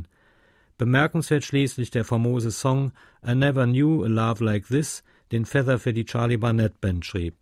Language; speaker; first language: German; native; German